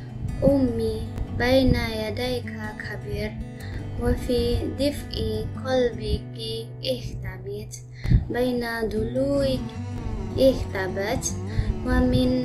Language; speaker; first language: Arabic; non-native, learner; Malay